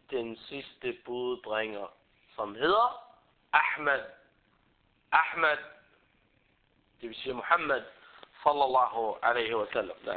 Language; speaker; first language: Danish; early bilingual, other home language; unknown